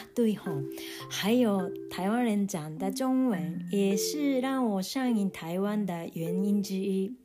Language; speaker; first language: Chinese; non-native, fluent; Japanese